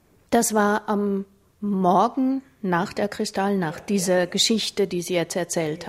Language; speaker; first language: German; native; German